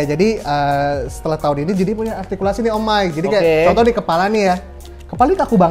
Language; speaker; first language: Indonesian; native; Indonesian